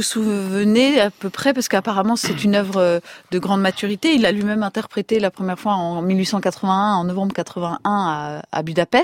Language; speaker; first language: French; native; French